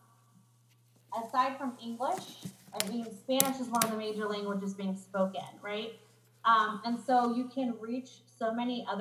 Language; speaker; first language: English; native; English